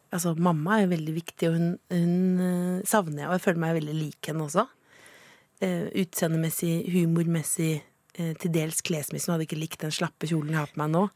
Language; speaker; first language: Norwegian; native; Norwegian